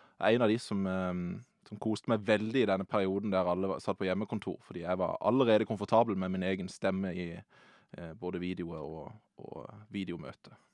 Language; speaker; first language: Norwegian; native; Norwegian